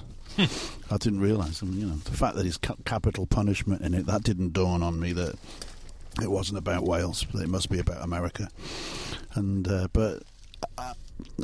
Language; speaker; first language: English; native; English